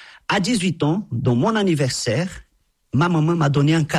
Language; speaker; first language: French; non-native, fluent; Portuguese